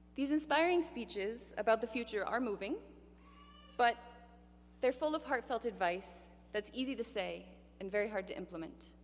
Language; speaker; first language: English; native; English